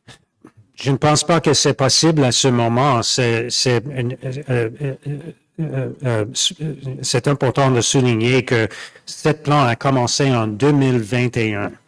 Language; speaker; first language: French; non-native, local second language; English